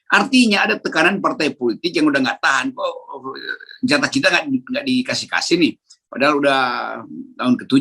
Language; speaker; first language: Indonesian; native; Indonesian